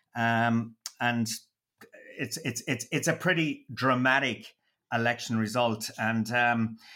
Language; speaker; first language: English; native; English